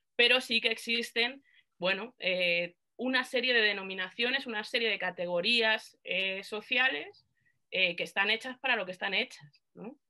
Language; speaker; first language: Spanish; native; Spanish